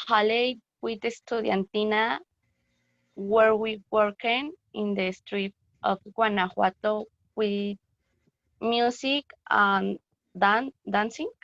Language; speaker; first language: English; non-native, learner; Spanish